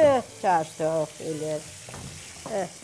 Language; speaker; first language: Albanian; native; Albanian